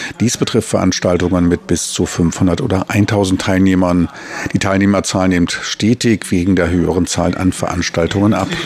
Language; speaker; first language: German; native; German